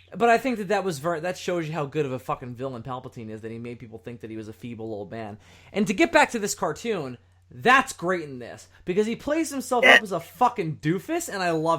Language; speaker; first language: English; native; English